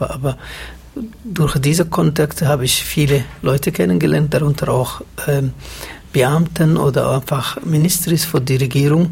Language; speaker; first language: German; non-native, fluent; Somali